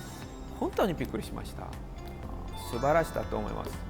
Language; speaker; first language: Japanese; non-native, learner; Korean